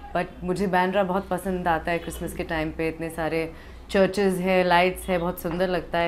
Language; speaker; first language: Hindi; early bilingual, heritage; Hindi